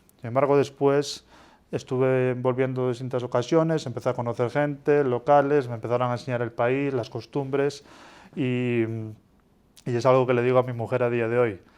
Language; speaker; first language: Spanish; native; Spanish